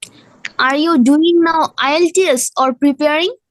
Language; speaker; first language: English; non-native, learner; Bangla